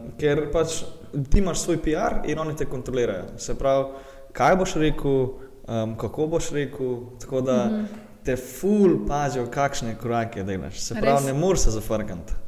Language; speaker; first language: Slovenian; early bilingual, other home language; Bosnian